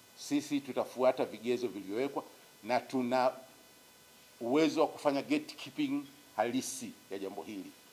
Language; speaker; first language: Swahili; native; Swahili